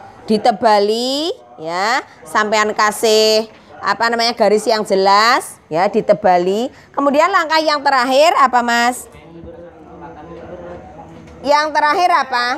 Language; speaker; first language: Indonesian; non-native, local second language; Javanese